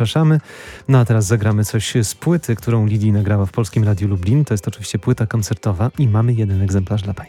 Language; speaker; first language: Polish; native; Polish